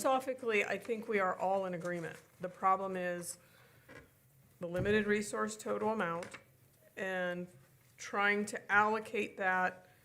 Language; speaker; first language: English; native; English